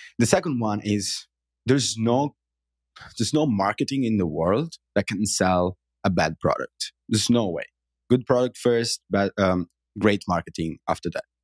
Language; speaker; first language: English; non-native, fluent; Italian